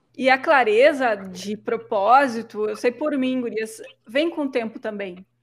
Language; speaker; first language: Portuguese; native; Portuguese